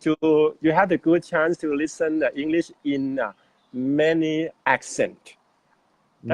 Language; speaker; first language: English; non-native, fluent; Thai